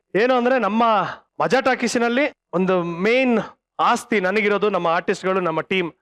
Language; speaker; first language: Kannada; native; Kannada